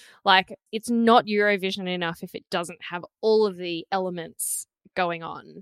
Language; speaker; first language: English; native; English